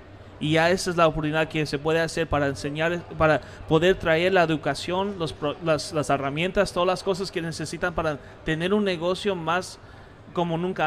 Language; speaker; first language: Spanish; early bilingual, heritage; Spanish